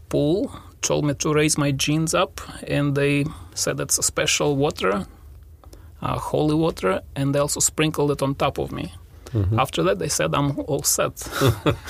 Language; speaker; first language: English; non-native, fluent; Russian